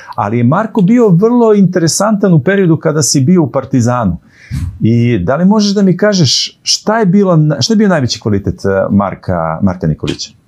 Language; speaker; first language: Serbian; native; Serbian